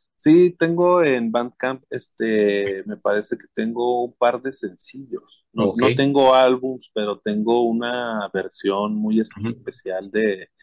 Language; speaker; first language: Spanish; native; Spanish